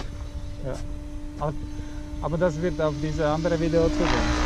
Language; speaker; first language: German; non-native, learner; Slovak